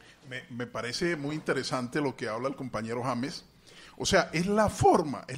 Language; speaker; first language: Spanish; native; Spanish